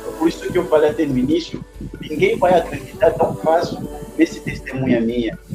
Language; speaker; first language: Portuguese; non-native, learner; French